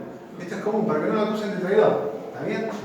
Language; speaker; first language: Spanish; native; Spanish